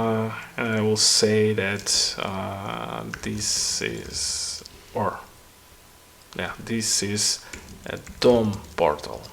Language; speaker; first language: English; non-native, fluent; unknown